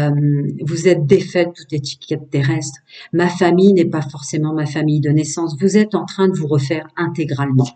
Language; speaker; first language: French; native; French